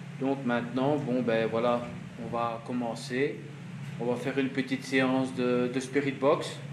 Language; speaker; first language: French; native; French